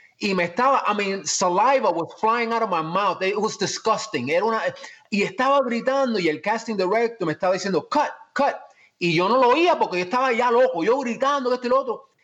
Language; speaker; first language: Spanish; early bilingual, heritage; Spanish